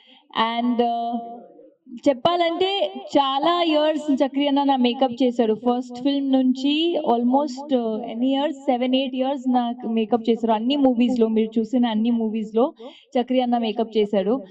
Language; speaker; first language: Telugu; non-native, learner; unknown